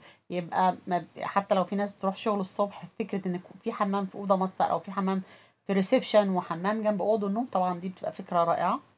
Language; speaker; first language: Arabic; native; Arabic